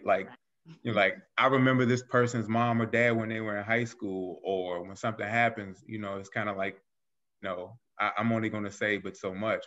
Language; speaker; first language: English; native; English